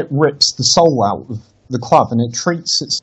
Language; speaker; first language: English; native; English